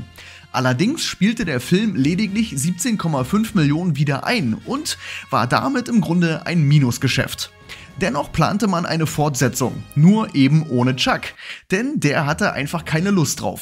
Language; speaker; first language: German; native; German